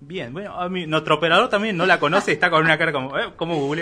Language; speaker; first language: Spanish; native; Spanish